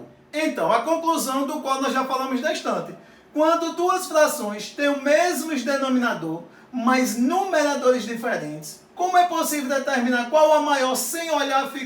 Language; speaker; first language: Portuguese; native; Portuguese